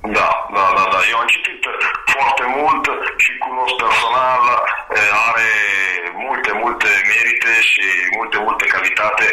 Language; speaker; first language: Romanian; non-native, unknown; Italian